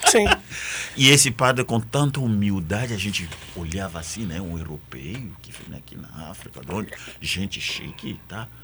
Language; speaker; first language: Portuguese; non-native, fluent; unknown